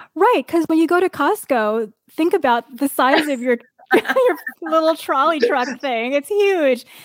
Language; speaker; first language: English; native; English